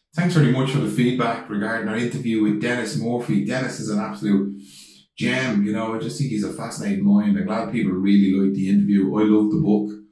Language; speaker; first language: English; native; English